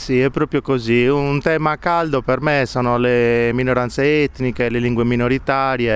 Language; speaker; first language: Italian; native; Italian